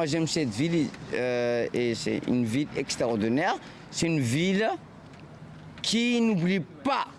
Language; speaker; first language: French; non-native, local second language; Comorian